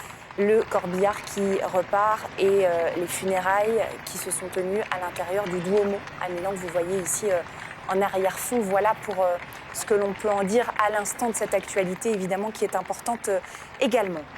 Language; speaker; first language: French; native; French